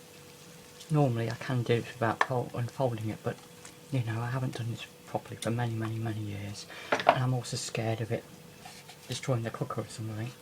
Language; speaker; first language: English; native; English